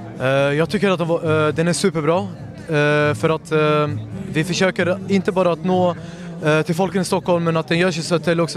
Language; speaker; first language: Swedish; early bilingual, other home language; Assyrian Neo-Aramaic